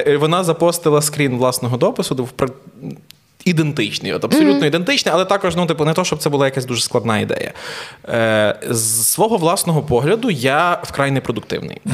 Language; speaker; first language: Ukrainian; native; Ukrainian